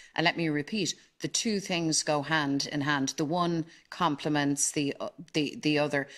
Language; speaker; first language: English; native; English